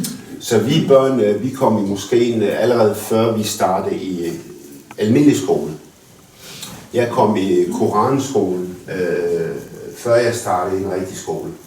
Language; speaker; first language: Danish; early bilingual, other home language; Arabic